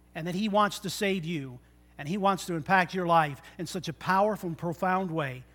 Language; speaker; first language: English; native; English